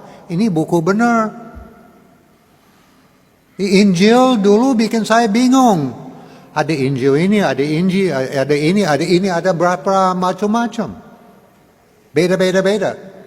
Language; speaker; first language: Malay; non-native, learner; English